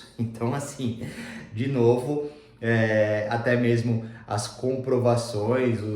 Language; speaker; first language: Portuguese; native; Portuguese